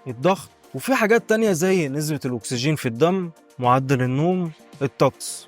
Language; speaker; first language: Arabic; native; Arabic